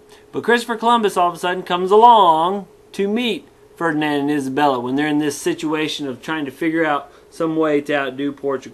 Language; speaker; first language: English; native; English